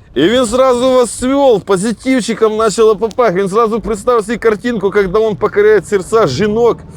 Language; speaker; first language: Ukrainian; non-native, local second language; Russian